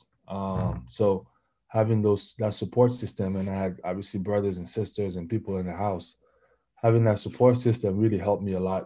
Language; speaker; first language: English; non-native, local second language; French